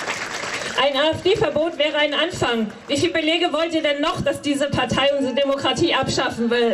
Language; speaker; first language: German; native; German